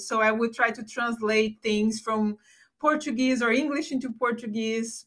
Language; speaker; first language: English; non-native, fluent; Portuguese